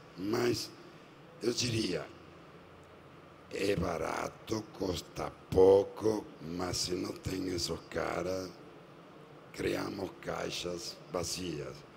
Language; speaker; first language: Portuguese; non-native, fluent; Spanish